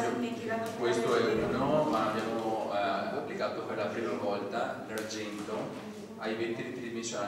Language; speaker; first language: Italian; native; Italian